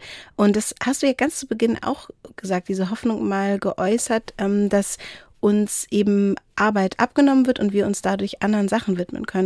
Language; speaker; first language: German; native; German